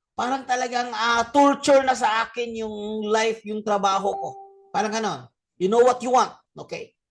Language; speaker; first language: Filipino; non-native, local second language; Cebuano